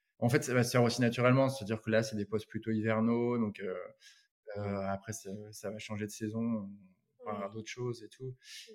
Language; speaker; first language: French; native; French